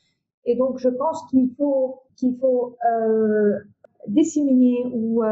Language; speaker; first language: French; non-native, local second language; Arabic